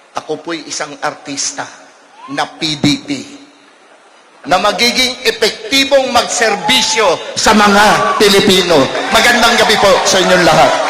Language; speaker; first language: Filipino; native; Filipino